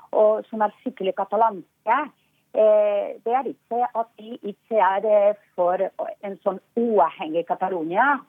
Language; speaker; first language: Norwegian; non-native, fluent; Spanish